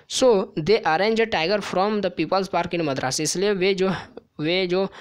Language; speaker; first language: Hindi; native; Hindi